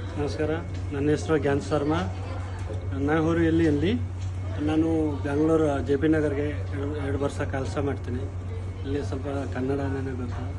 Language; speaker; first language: Kannada; non-native, learner; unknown